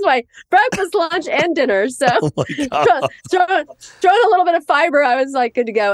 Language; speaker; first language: English; native; English